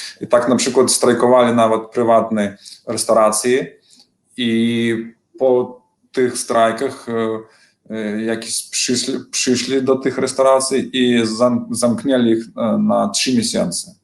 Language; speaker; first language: Polish; non-native, learner; Belarusian